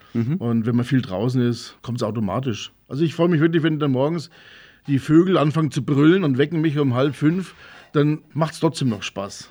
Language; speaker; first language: German; native; German